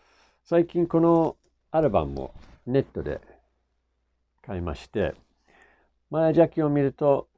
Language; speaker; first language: Japanese; non-native, fluent; English